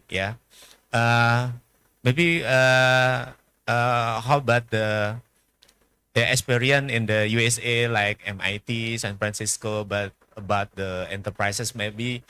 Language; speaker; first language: English; non-native, learner; Indonesian